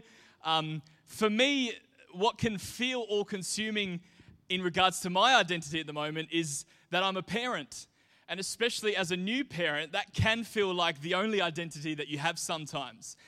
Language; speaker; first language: English; native; English